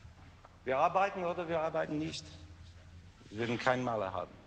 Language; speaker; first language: German; non-native, fluent; English